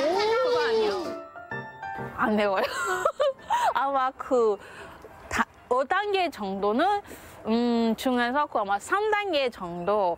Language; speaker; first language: Korean; non-native, learner; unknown